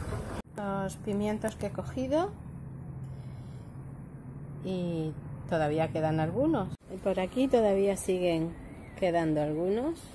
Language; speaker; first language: Spanish; native; Spanish